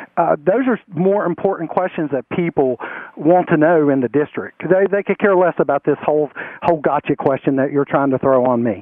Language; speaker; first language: English; native; English